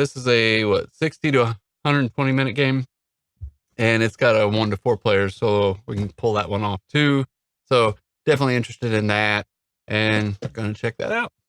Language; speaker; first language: English; native; English